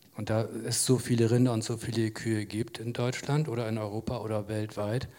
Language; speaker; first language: German; native; German